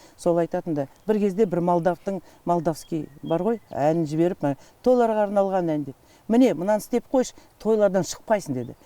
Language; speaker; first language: Kazakh; native; Kazakh